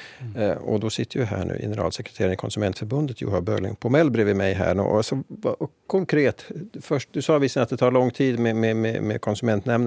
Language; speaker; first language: Swedish; native; Swedish